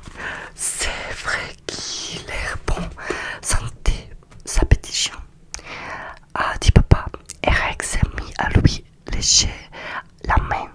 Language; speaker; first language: French; non-native, learner; Russian